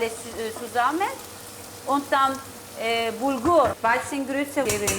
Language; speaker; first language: German; non-native, learner; Turkish